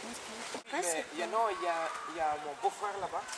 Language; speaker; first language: French; non-native, learner; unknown